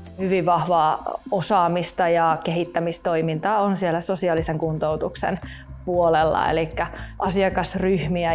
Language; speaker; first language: Finnish; native; Finnish